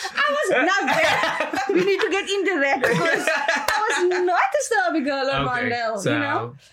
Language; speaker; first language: English; native; English